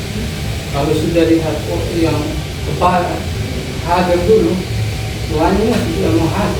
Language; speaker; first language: Indonesian; non-native, learner; Arabic